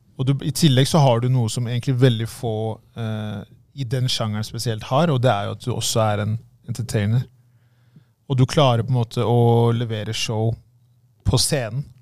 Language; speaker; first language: Norwegian; native; Norwegian